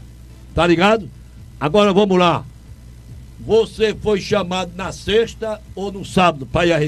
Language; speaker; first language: Portuguese; native; Portuguese